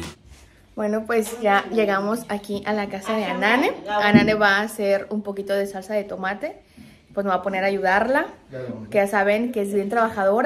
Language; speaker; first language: Spanish; native; Spanish